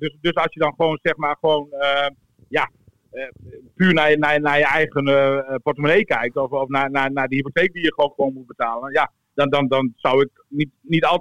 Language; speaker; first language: Dutch; native; Dutch